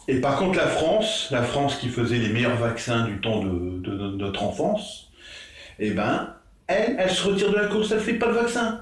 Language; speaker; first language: French; native; French